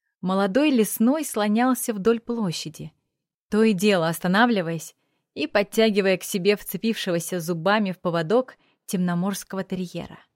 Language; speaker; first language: Russian; native; Russian